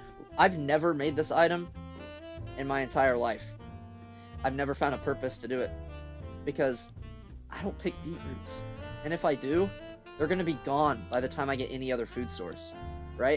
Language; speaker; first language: English; native; English